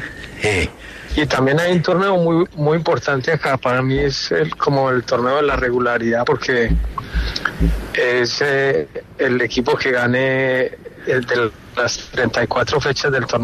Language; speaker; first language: Spanish; native; Spanish